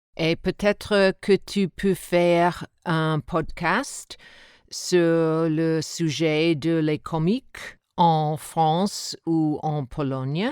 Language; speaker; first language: French; non-native, learner; English